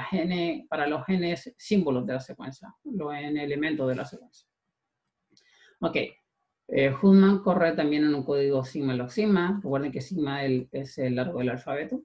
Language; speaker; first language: Spanish; native; Spanish